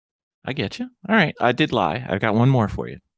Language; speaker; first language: English; native; English